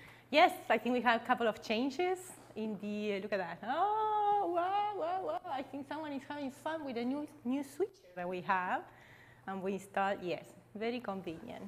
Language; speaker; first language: English; non-native, fluent; Spanish